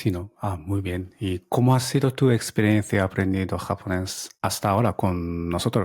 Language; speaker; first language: Spanish; non-native, fluent; Japanese